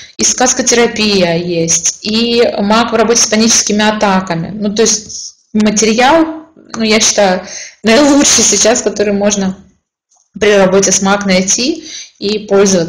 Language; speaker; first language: Russian; native; Russian